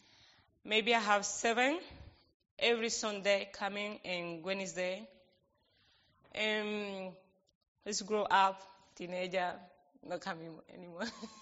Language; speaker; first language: English; non-native, learner; Spanish